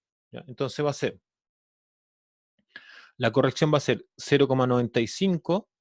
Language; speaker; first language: Spanish; native; Spanish